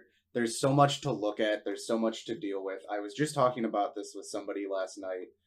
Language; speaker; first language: English; native; English